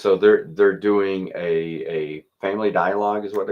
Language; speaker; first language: English; native; English